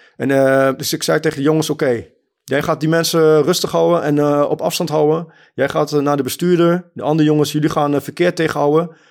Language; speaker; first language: Dutch; early bilingual, other home language; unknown